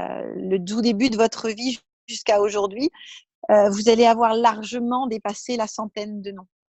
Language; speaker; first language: French; native; French